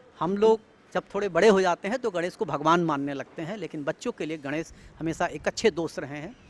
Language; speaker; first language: Hindi; native; Hindi